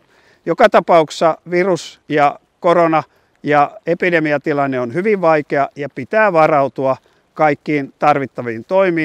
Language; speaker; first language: Finnish; native; Finnish